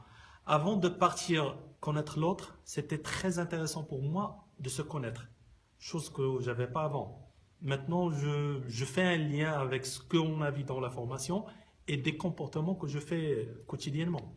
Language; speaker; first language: French; non-native, local second language; Arabic